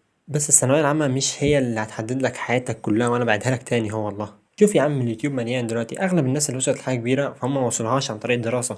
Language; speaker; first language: Arabic; native; Arabic